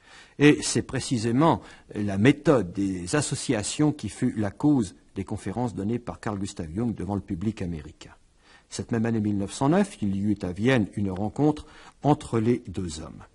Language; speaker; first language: French; native; French